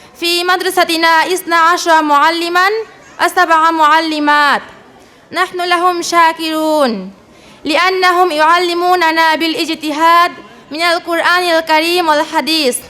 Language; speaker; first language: Arabic; non-native, learner; Bangla